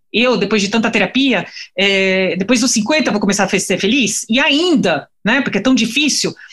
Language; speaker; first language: Portuguese; non-native, fluent; French